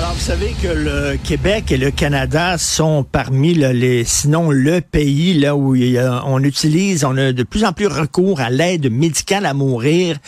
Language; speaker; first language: French; native; French